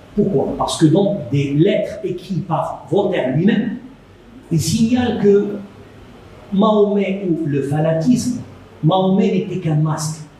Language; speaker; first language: French; non-native, local second language; Arabic